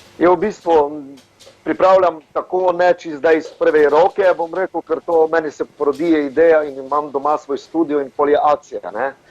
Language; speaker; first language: Slovenian; native; Slovenian